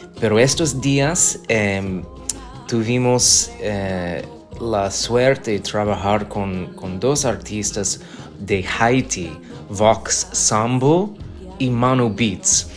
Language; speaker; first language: Spanish; non-native, fluent; English